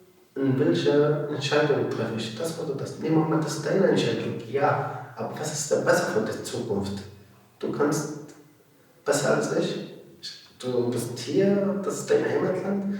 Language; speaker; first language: German; non-native, learner; Arabic